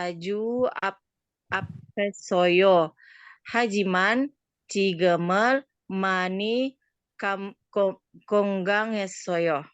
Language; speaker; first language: Korean; non-native, learner; Indonesian